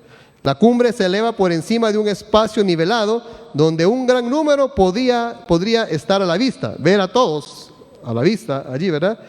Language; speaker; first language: Spanish; native; Spanish